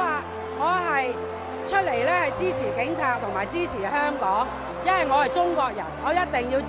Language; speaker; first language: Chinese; non-native, local second language; Cantonese